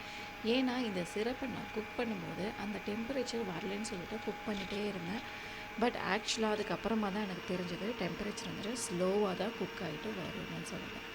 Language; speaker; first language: Tamil; native; Tamil